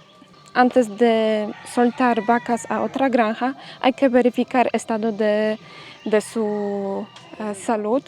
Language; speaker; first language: Spanish; non-native, fluent; Polish